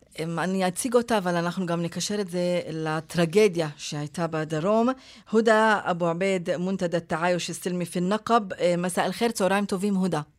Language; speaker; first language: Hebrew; non-native, local second language; Arabic